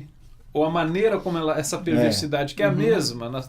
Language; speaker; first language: Portuguese; native; Portuguese